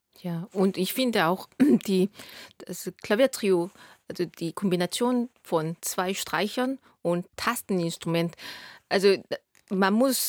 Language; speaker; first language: German; non-native, fluent; Korean